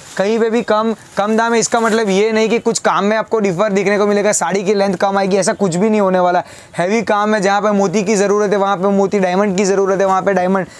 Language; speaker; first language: Hindi; non-native, local second language; Gujarati